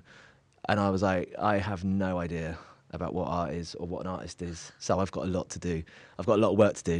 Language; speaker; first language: English; native; English